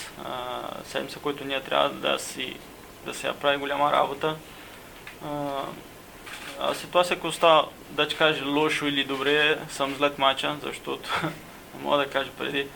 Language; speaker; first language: Bulgarian; non-native, learner; Portuguese